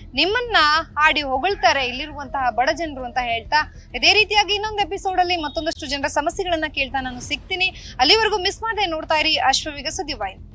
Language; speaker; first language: Kannada; native; Kannada